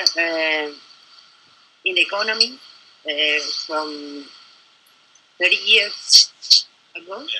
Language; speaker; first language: English; non-native, learner; Spanish